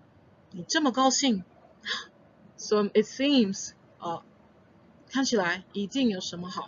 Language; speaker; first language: Chinese; non-native, fluent; English